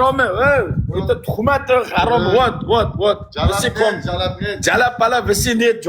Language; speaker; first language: Russian; non-native, learner; Uzbek